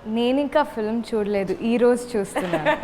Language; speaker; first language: Telugu; non-native, fluent; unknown